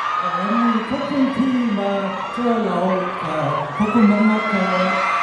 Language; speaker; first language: Thai; non-native, learner; Korean